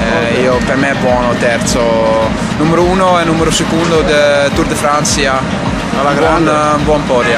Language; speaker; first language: Italian; non-native, learner; Dutch